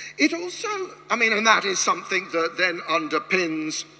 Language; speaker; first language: English; native; English